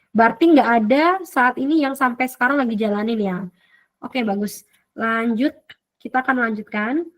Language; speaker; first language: Indonesian; native; Indonesian